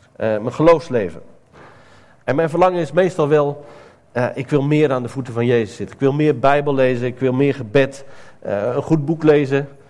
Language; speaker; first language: Dutch; native; Dutch